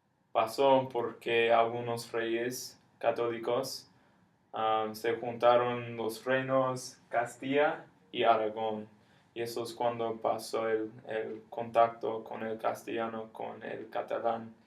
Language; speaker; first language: Spanish; non-native, fluent; English